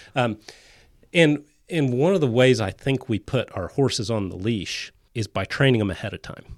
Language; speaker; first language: English; native; English